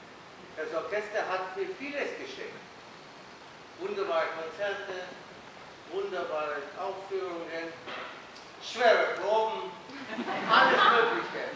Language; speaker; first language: German; non-native, fluent; Spanish